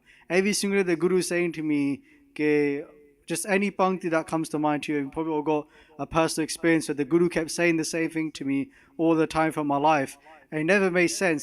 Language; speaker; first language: English; non-native, local second language; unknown